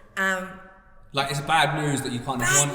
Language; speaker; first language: English; native; English